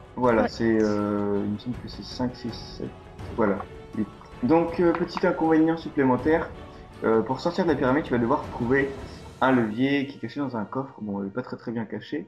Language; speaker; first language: French; native; French